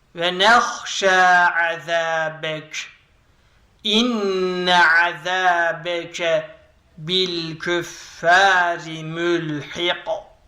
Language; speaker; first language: Arabic; non-native, fluent; Turkish